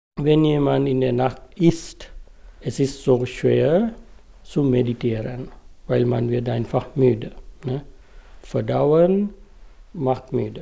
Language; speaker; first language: German; non-native, fluent; Sinhala